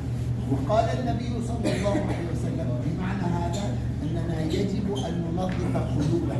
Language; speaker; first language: Arabic; native; Arabic